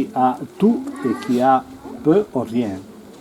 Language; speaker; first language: French; non-native, learner; Italian